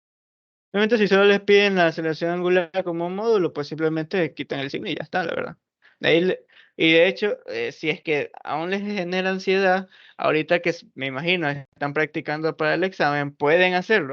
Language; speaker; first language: Spanish; native; Spanish